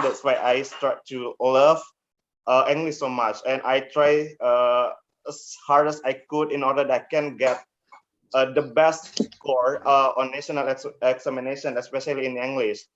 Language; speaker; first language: English; non-native, learner; Indonesian